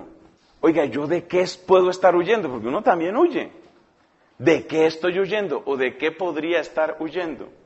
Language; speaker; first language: Spanish; native; Spanish